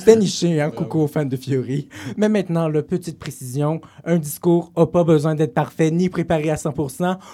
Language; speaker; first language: French; native; French